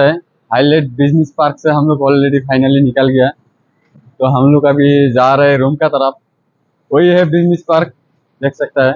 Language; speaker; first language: Hindi; non-native, local second language; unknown